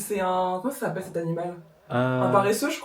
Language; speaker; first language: French; native; French